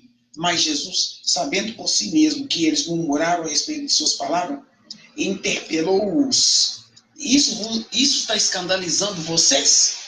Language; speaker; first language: Portuguese; native; Portuguese